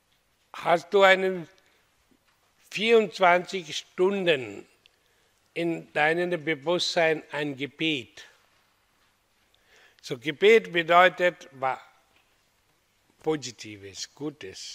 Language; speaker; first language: German; non-native, fluent; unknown